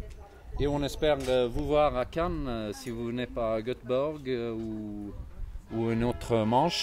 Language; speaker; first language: French; non-native, fluent; Swedish